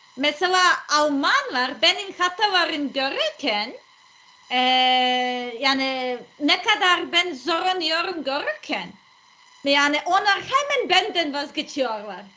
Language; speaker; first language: Turkish; non-native, learner; Serbian